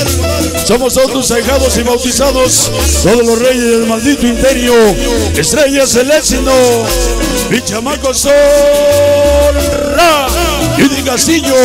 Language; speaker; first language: Spanish; native; Spanish